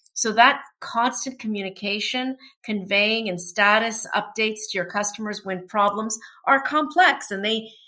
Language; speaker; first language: English; non-native, fluent; Portuguese